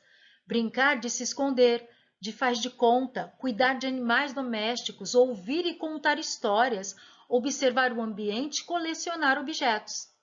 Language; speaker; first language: Portuguese; native; Portuguese